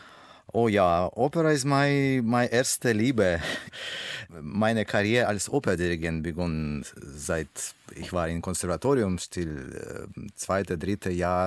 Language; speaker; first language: German; non-native, learner; Russian